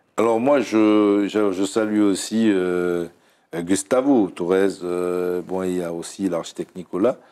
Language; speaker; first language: French; native; French